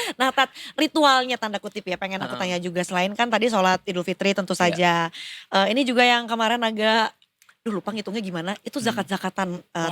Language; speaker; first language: Indonesian; native; Indonesian